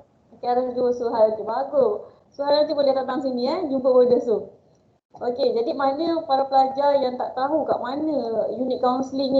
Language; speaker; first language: Malay; native; Malay